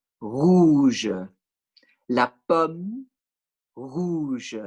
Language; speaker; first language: French; non-native, fluent; English